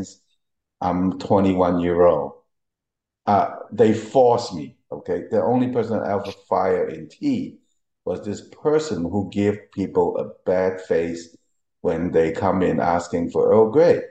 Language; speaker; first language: English; early bilingual, other home language; Cantonese